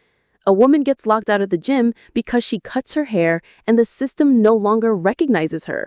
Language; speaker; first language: English; native; English